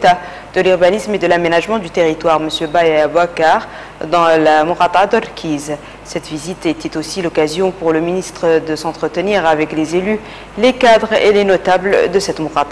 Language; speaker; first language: French; non-native, local second language; Arabic